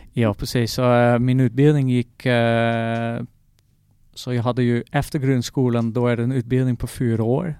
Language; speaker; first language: Swedish; non-native, fluent; Dutch